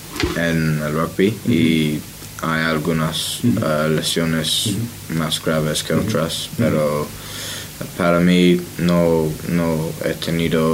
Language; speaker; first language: Spanish; non-native, learner; English